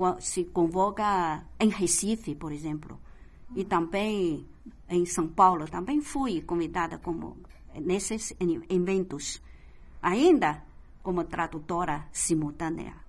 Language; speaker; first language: Portuguese; non-native, fluent; Chinese